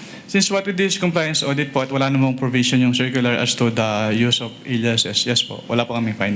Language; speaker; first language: Filipino; native; Filipino